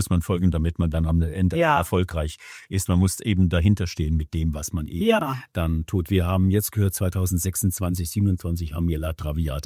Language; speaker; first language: German; native; German